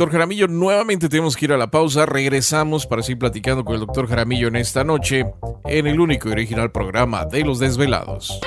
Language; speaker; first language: Spanish; native; Spanish